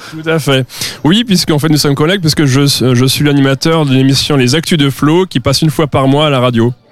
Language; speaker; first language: French; native; French